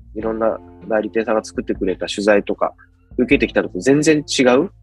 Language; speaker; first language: Japanese; native; Japanese